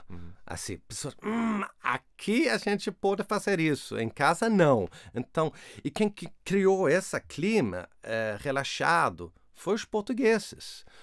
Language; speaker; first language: Portuguese; non-native, fluent; Swedish